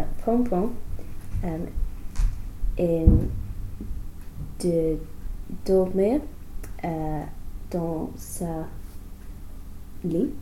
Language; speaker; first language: French; non-native, learner; English